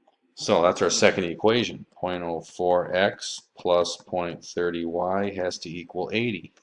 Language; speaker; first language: English; native; English